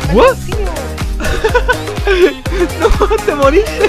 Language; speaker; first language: Spanish; native; Spanish